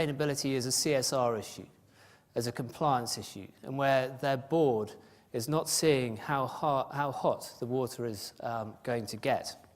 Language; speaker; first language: English; native; English